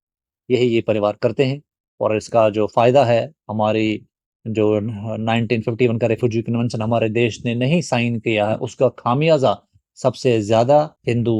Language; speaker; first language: Hindi; native; Hindi